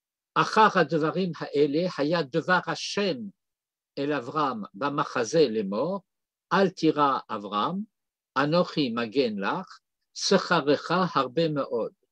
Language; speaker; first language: Hebrew; non-native, fluent; French